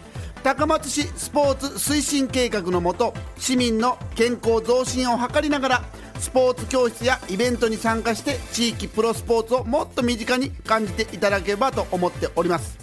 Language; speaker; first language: Japanese; native; Japanese